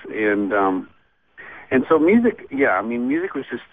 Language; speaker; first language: English; native; English